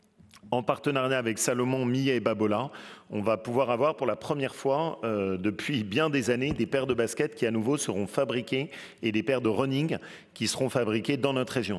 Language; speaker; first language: French; native; French